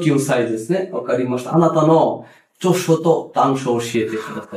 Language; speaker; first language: Japanese; non-native, fluent; Bangla